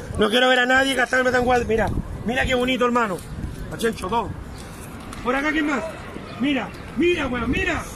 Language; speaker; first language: Spanish; native; Spanish